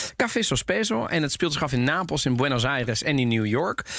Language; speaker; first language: Dutch; early bilingual, other home language; Italian